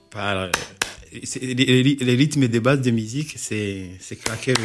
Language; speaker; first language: French; non-native, local second language; Kinyarwanda